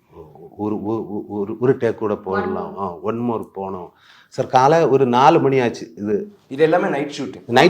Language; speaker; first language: Tamil; non-native, learner; Malayalam